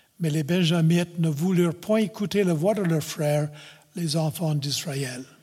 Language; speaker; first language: French; non-native, local second language; English